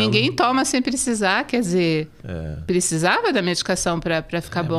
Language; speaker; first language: Portuguese; native; Portuguese